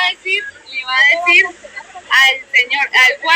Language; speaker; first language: Spanish; native; Spanish